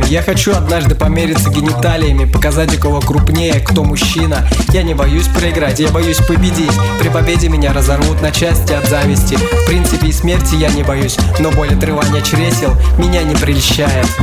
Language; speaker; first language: Russian; native; Russian